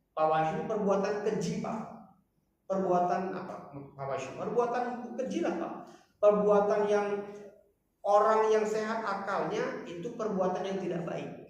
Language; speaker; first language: Indonesian; non-native, local second language; Batak Toba